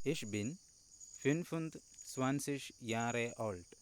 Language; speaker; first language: German; non-native, learner; Malayalam